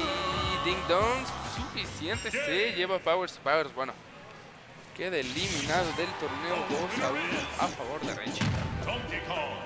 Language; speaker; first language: Spanish; native; Spanish